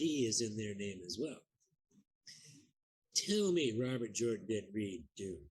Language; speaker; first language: English; native; English